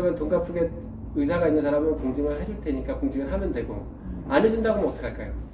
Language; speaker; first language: Korean; native; Korean